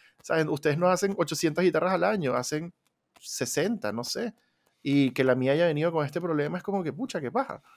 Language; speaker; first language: Spanish; native; Spanish